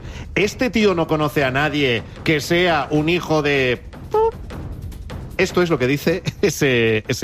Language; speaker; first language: Spanish; native; Spanish